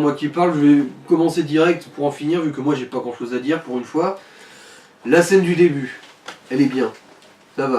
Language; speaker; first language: French; native; French